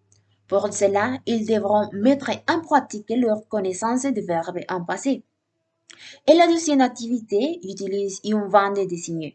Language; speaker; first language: French; non-native, learner; Spanish